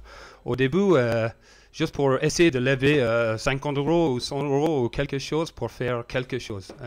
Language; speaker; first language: French; non-native, learner; English